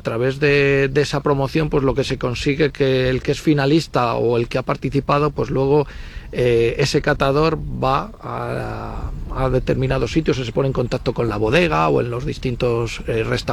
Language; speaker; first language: Spanish; native; Spanish